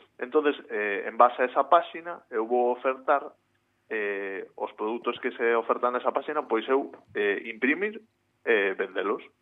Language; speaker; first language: Galician; native; Galician